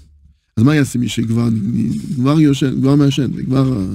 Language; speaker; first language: Hebrew; non-native, fluent; French